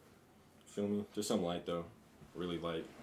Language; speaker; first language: English; native; English